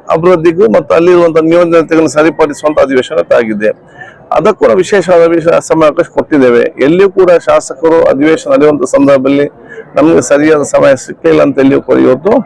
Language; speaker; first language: Kannada; non-native, local second language; Badaga